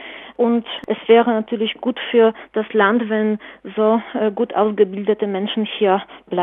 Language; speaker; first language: German; non-native, fluent; Polish